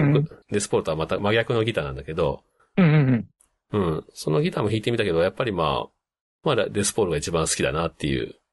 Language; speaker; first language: Japanese; native; Japanese